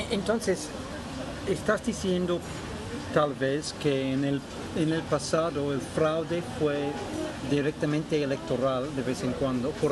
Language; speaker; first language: Spanish; non-native, fluent; English